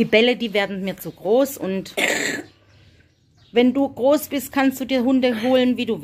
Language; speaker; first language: German; native; German